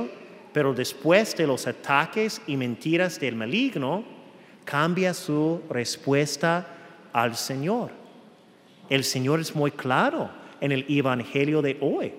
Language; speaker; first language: Spanish; non-native, fluent; English